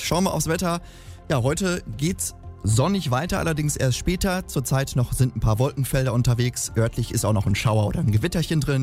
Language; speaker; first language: German; native; German